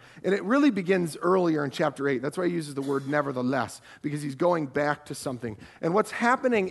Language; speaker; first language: English; native; English